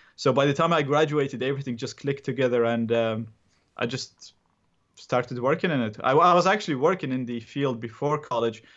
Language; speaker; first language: English; non-native, fluent; Arabic